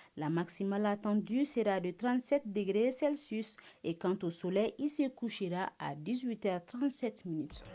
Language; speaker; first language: French; non-native, local second language; Bambara